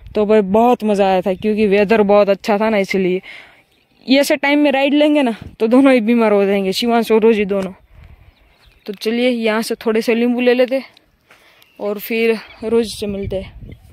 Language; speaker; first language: Hindi; non-native, local second language; Gujarati